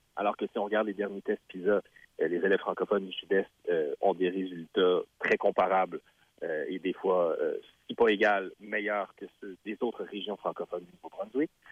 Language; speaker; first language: French; native; French